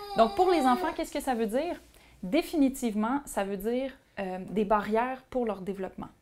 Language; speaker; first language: French; native; French